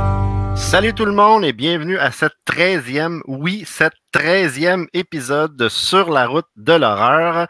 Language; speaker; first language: French; native; French